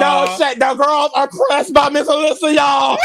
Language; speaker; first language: English; native; English